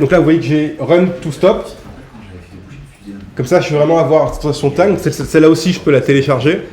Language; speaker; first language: French; native; French